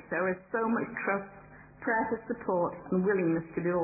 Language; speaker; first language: English; native; English